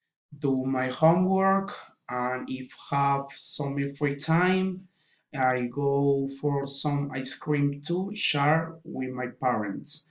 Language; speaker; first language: English; non-native, learner; Spanish